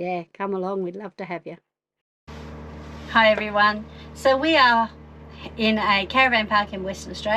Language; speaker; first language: English; native; English